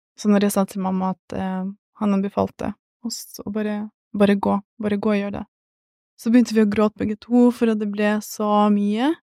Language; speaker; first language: Norwegian; early bilingual, other home language; Russian